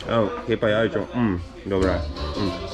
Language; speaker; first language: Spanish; non-native, learner; Croatian